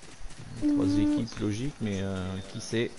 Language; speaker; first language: French; native; French